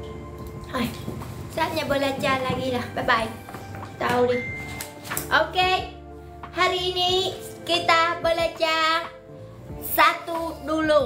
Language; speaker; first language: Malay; non-native, learner; Vietnamese